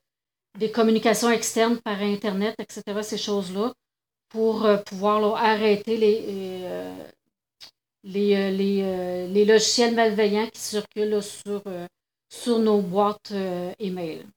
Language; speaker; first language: French; native; French